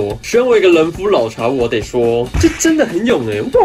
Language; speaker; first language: Chinese; native; Chinese